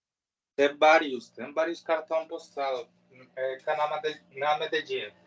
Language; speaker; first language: Portuguese; non-native, learner; Spanish